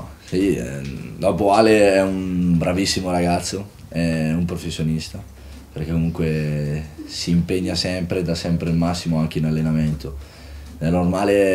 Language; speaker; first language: Italian; native; Italian